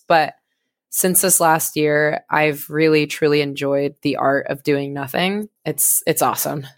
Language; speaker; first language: English; native; English